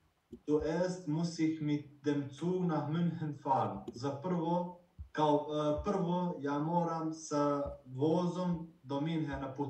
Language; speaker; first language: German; non-native, learner; Bosnian